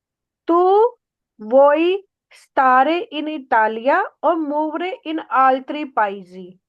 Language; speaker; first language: Italian; non-native, learner; Urdu